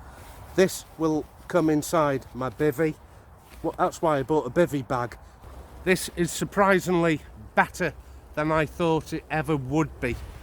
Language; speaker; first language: English; native; English